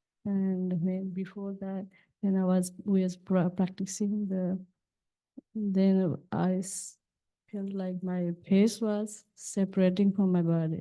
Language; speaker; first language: English; non-native, fluent; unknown